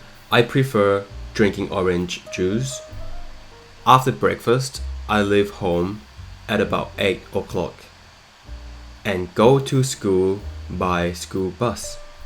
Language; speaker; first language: English; non-native, fluent; Thai